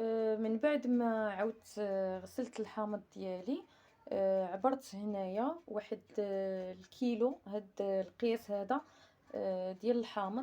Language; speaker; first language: Arabic; native; Arabic